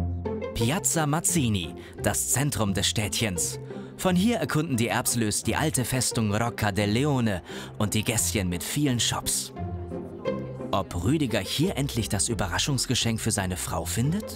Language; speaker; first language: German; native; German